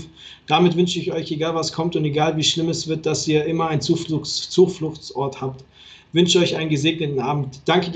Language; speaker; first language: German; native; German